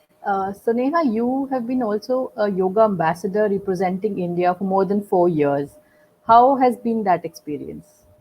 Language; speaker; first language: English; non-native, local second language; Hindi